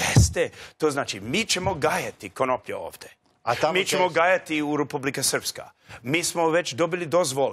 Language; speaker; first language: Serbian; non-native, learner; English